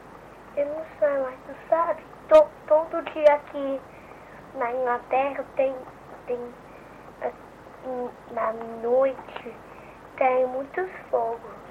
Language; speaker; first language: Portuguese; early bilingual, heritage; Portuguese